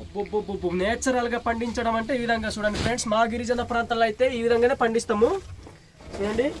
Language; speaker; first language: Telugu; non-native, local second language; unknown